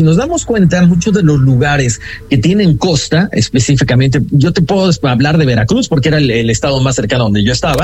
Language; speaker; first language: Spanish; native; Spanish